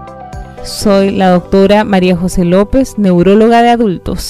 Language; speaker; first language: Spanish; native; Spanish